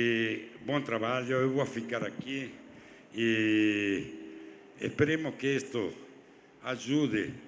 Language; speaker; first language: Portuguese; non-native, fluent; Spanish